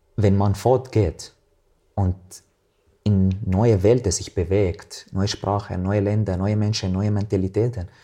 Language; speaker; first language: German; non-native, fluent; Arabic